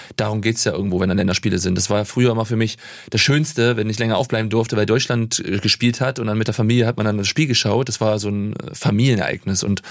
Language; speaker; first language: German; native; German